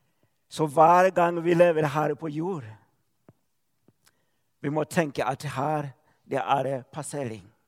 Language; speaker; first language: Norwegian; non-native, learner; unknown